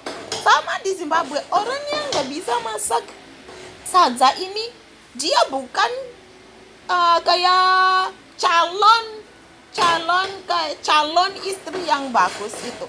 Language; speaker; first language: Indonesian; non-native, fluent; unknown